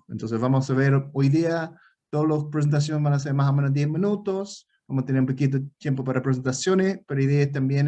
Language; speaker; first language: Spanish; non-native, fluent; English